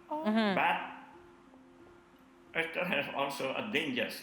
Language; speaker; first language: English; non-native, learner; Indonesian